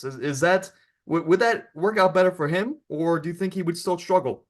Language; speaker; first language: English; native; English